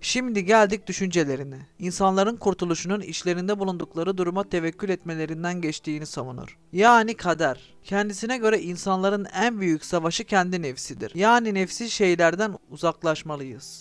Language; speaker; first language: Turkish; native; Turkish